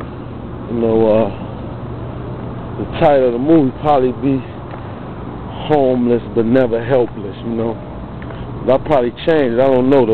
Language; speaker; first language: English; native; English